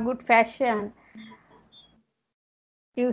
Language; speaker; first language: English; non-native, learner; Telugu